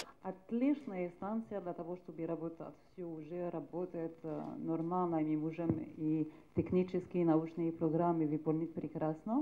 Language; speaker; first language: Russian; non-native, fluent; French